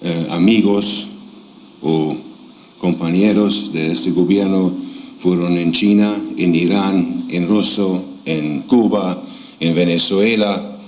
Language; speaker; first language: Spanish; non-native, fluent; German